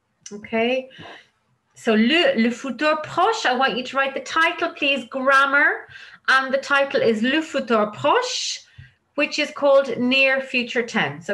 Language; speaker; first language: English; native; English